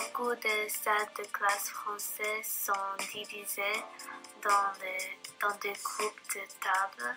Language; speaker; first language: French; non-native, learner; English